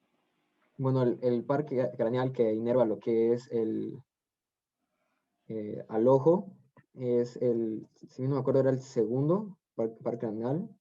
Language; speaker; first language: Spanish; native; Spanish